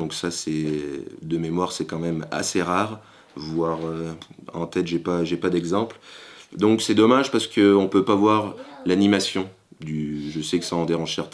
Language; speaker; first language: French; native; French